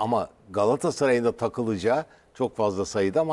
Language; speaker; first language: Turkish; native; Turkish